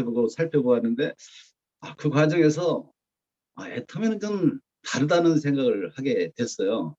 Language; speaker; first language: Korean; native; Korean